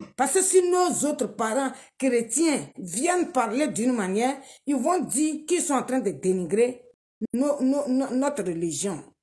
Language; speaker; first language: French; non-native, local second language; Dyula